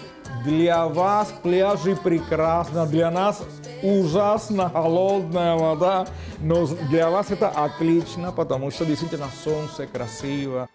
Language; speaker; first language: Russian; non-native, fluent; Spanish